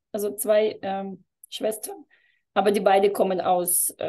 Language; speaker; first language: German; non-native, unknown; Latvian